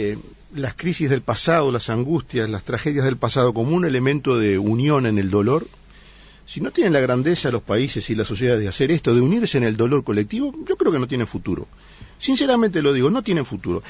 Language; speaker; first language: Spanish; native; Spanish